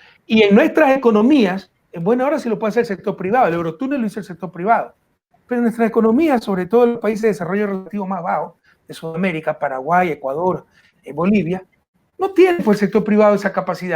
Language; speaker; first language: Spanish; native; Spanish